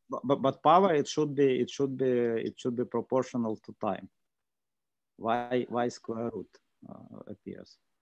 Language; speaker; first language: English; non-native, fluent; Russian